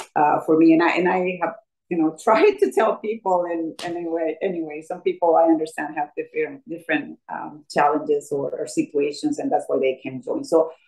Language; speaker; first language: English; non-native, fluent; Spanish